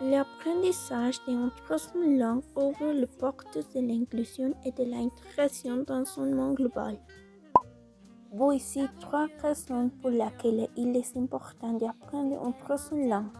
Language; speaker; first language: French; non-native, learner; Spanish